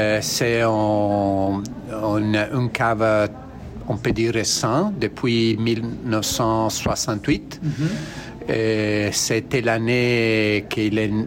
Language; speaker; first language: French; non-native, learner; Italian